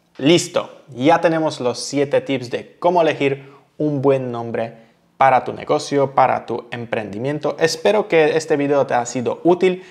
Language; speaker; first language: Spanish; non-native, fluent; Polish